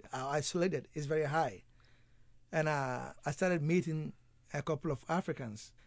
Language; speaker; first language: English; non-native, local second language; Akan